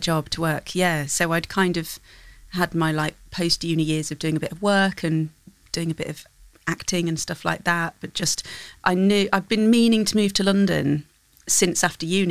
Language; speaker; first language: English; native; English